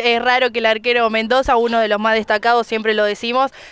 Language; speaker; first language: Spanish; native; Spanish